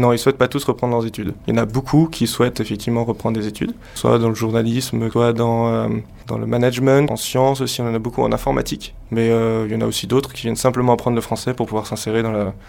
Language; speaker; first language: French; native; French